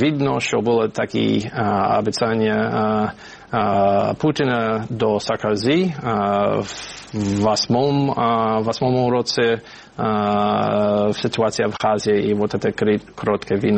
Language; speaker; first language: Ukrainian; non-native, learner; English